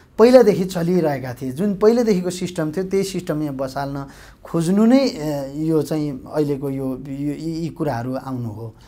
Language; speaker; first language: Nepali; native; Nepali